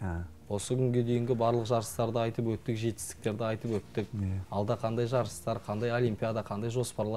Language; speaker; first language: Kazakh; native; Kazakh